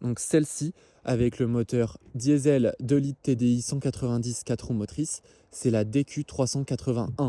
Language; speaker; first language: French; native; French